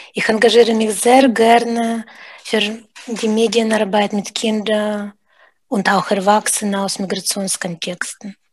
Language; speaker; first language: German; non-native, fluent; Russian